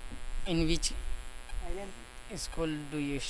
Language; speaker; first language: English; non-native, learner; Hindi